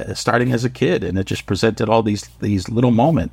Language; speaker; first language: English; native; English